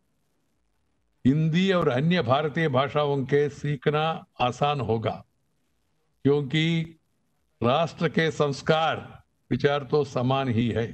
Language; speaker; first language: Hindi; non-native, local second language; Telugu